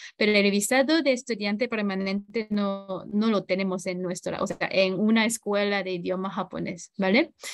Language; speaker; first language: Spanish; non-native, fluent; Japanese